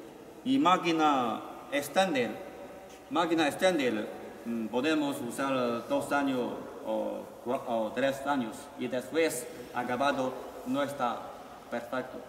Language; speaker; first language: Spanish; non-native, learner; Chinese